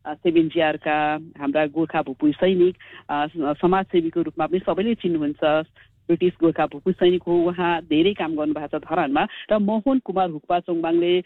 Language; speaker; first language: Nepali; native; Nepali